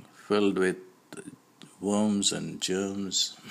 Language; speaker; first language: English; non-native, local second language; Tamil